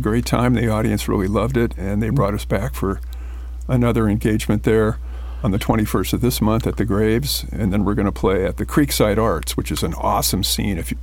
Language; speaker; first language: English; native; English